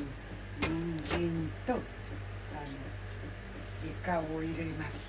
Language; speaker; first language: Japanese; native; Japanese